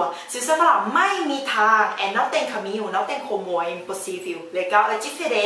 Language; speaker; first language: Portuguese; non-native, learner; Thai